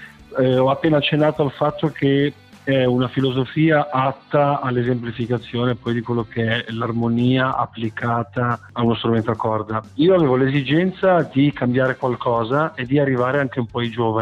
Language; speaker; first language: Italian; native; Italian